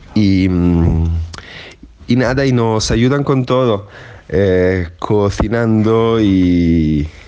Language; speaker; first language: Spanish; non-native, fluent; Italian